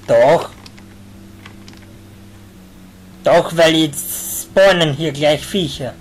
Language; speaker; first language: German; native; German